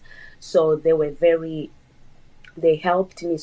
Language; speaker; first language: English; non-native, local second language; Northern Sotho